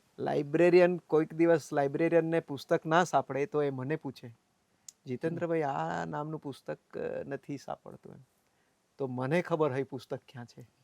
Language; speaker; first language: Gujarati; non-native, local second language; Bhili